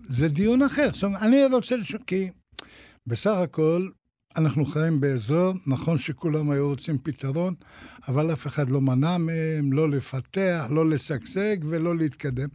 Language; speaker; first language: Hebrew; native; Hebrew